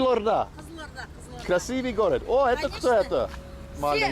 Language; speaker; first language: Russian; non-native, learner; English